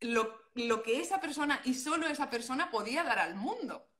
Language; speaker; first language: Spanish; non-native, local second language; Catalan